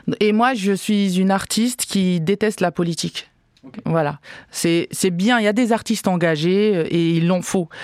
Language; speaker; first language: French; non-native, local second language; Arabic